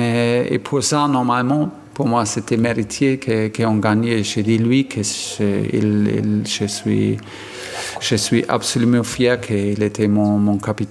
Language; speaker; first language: French; non-native, fluent; German